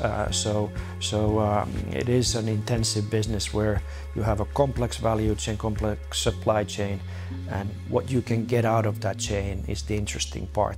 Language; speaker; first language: English; non-native, fluent; Finnish